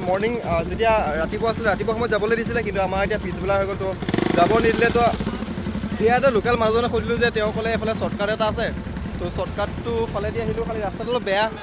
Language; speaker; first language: Assamese; native; Assamese